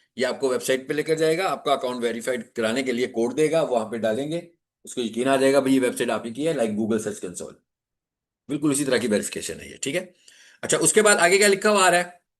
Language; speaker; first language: Urdu; non-native, local second language; Punjabi